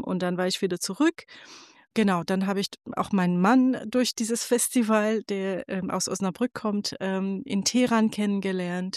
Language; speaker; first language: German; non-native, fluent; Persian